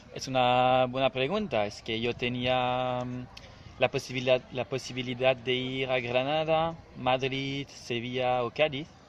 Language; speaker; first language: Spanish; non-native, learner; French